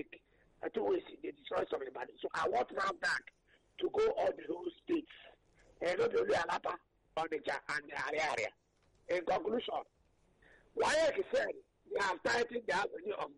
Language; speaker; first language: English; non-native, local second language; Yoruba